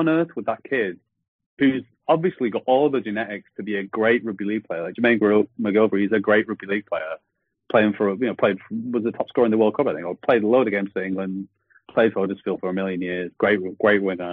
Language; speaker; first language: English; native; English